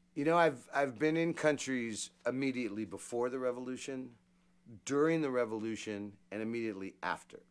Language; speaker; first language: English; native; English